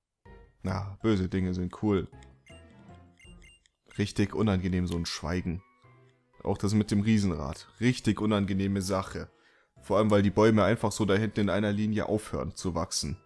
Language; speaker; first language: German; native; German